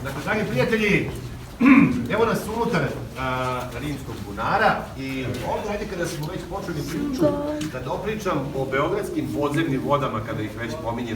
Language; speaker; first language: Bosnian; native; Bosnian